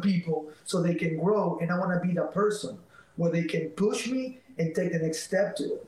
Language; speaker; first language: English; non-native, fluent; Spanish